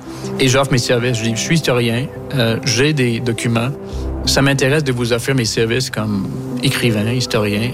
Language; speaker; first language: French; non-native, local second language; English